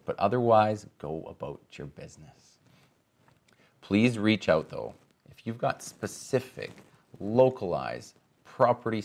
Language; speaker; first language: English; native; English